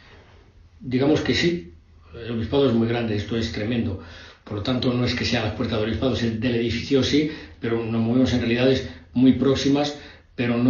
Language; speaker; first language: Spanish; native; Spanish